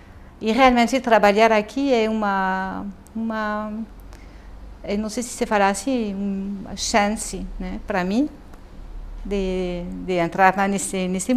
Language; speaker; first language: Portuguese; non-native, fluent; French